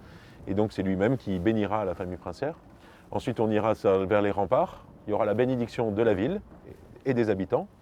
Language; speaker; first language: French; native; French